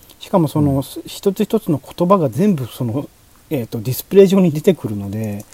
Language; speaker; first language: Japanese; native; Japanese